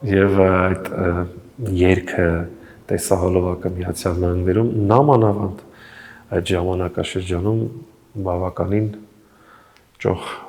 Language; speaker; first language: Armenian; early bilingual, heritage; Armenian